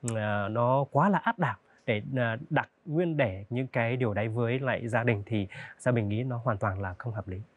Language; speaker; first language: Vietnamese; non-native, local second language; Hmong